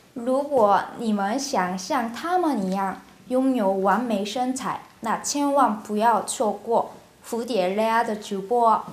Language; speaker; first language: Chinese; non-native, fluent; Korean